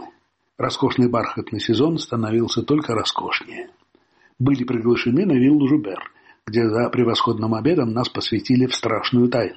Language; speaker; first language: Russian; native; Russian